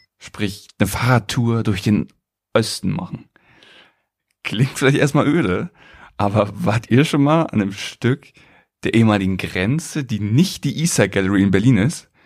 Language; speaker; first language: German; native; German